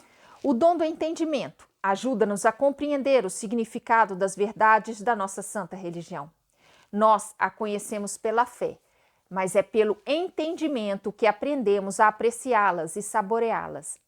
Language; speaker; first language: Portuguese; native; Portuguese